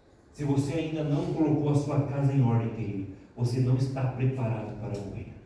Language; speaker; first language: Portuguese; native; Portuguese